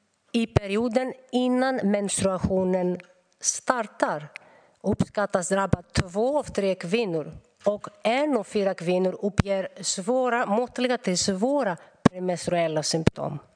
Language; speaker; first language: Swedish; non-native, fluent; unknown